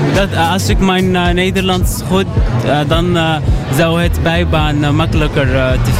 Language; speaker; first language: Dutch; non-native, learner; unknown